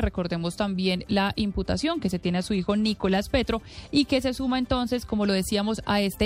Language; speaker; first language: Spanish; native; Spanish